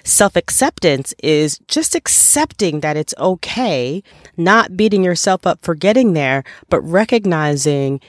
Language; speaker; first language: English; native; English